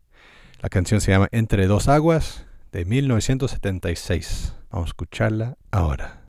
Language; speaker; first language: Spanish; non-native, fluent; English